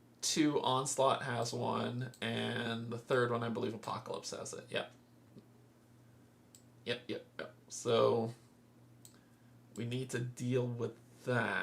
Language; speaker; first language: English; native; English